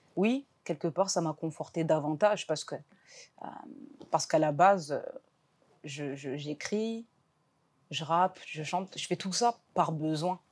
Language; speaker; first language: French; native; French